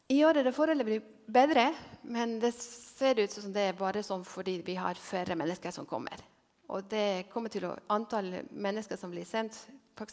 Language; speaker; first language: Norwegian; non-native, fluent; Spanish